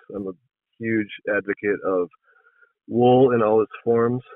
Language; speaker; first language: English; native; English